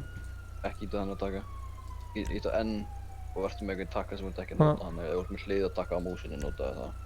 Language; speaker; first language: Icelandic; native; Icelandic